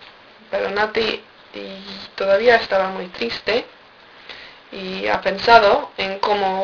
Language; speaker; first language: Spanish; non-native, learner; English